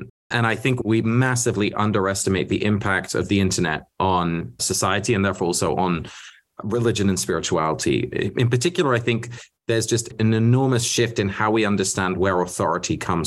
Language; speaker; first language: English; early bilingual, other home language; Dutch